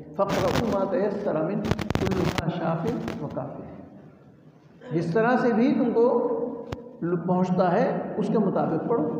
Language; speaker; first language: Urdu; non-native, local second language; Punjabi